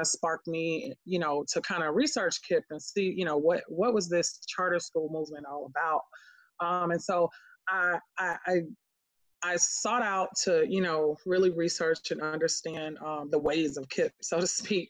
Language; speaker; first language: English; native; English